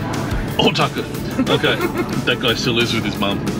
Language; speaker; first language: English; native; English